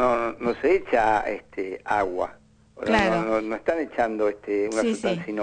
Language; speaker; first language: Spanish; native; Spanish